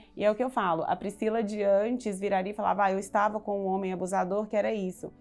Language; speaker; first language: Portuguese; native; Portuguese